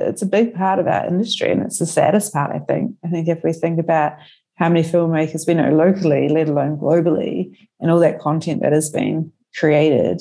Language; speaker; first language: English; native; English